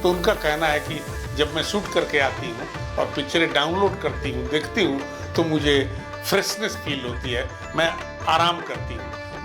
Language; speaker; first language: Hindi; native; Hindi